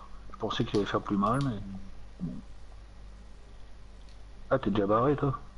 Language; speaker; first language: French; native; French